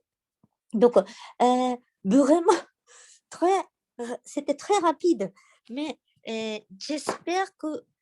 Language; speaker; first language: French; non-native, learner; Japanese